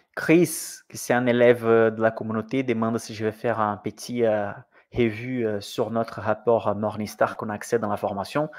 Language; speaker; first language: French; non-native, fluent; Portuguese